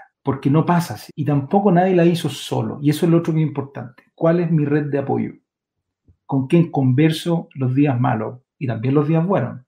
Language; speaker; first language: Spanish; native; Spanish